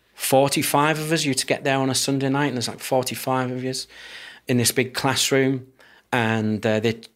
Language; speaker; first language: English; native; English